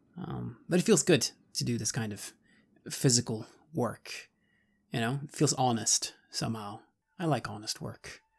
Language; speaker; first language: English; non-native, fluent; Swedish